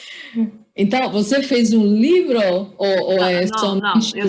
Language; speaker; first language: Portuguese; non-native, fluent; Italian